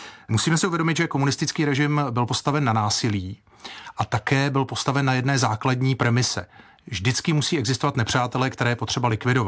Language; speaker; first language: Czech; native; Czech